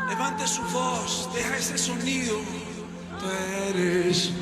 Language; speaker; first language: Spanish; non-native, local second language; Portuguese